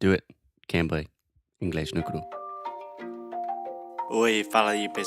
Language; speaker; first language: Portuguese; non-native, fluent; English